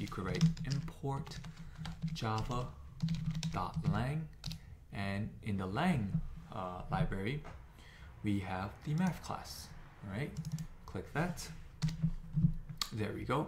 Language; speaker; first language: English; native; English